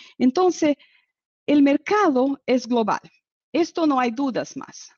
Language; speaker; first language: Spanish; non-native, fluent; Portuguese